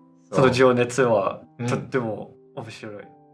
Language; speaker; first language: Japanese; non-native, learner; Danish